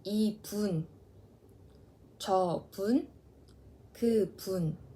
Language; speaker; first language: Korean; non-native, fluent; Mongolian